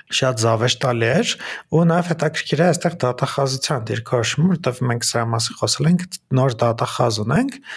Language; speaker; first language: Armenian; native; Armenian